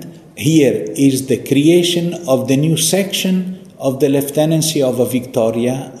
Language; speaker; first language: English; non-native, fluent; Italian